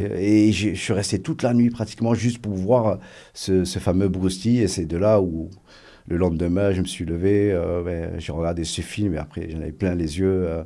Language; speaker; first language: French; early bilingual, other home language; Arabic